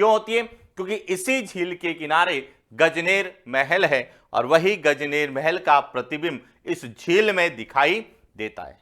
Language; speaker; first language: Hindi; native; Hindi